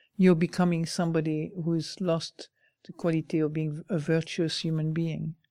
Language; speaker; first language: English; non-native, fluent; French